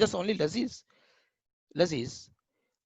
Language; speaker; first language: English; non-native, learner; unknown